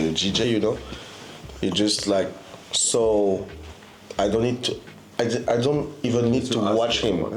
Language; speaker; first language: English; non-native, fluent; French